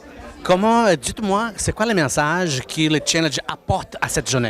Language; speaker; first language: French; non-native, fluent; Portuguese